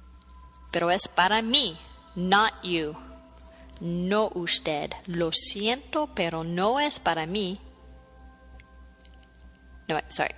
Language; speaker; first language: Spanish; non-native, fluent; English